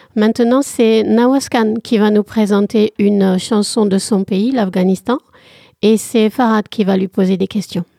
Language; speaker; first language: French; native; French